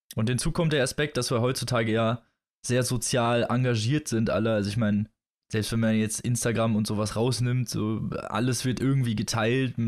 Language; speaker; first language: German; native; German